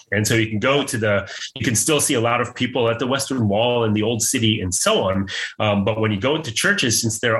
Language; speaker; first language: English; native; English